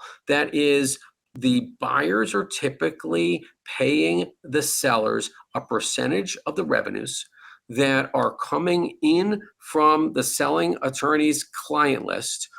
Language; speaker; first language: English; native; English